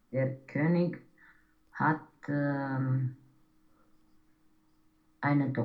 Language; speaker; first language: German; non-native, learner; Romanian